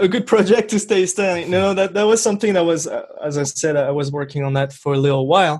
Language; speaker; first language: English; non-native, fluent; French